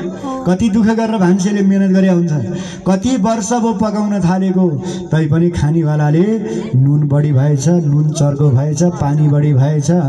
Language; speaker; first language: Nepali; native; Nepali